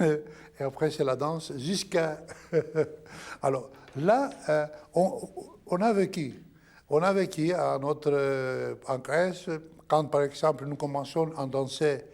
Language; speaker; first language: French; non-native, fluent; Greek